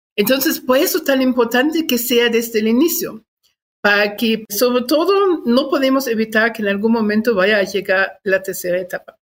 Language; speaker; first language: Spanish; non-native, fluent; German